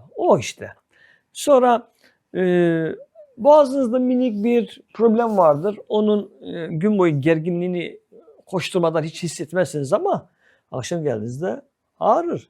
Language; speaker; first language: Turkish; native; Turkish